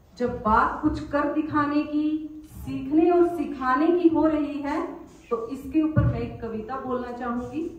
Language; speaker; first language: Hindi; native; Hindi